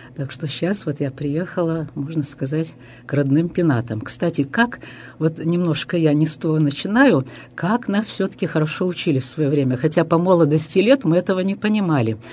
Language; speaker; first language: Russian; early bilingual, heritage; Russian